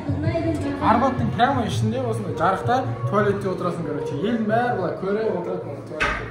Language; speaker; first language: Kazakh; native; Kazakh